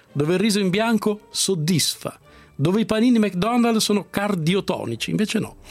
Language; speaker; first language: Italian; native; Italian